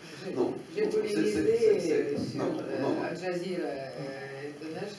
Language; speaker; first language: French; non-native, fluent; Russian